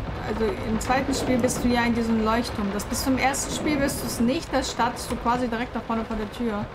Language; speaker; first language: German; native; German